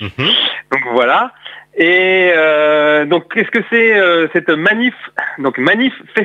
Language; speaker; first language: French; native; French